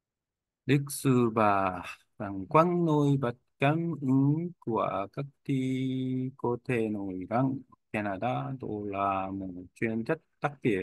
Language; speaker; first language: Vietnamese; non-native, learner; Korean